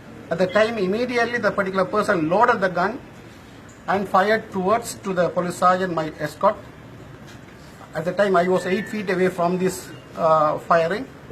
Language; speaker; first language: English; non-native, local second language; Tamil